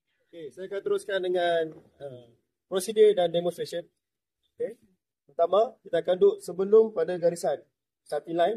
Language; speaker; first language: Malay; native; Malay